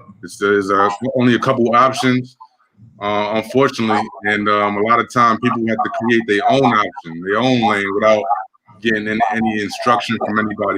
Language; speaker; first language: English; native; English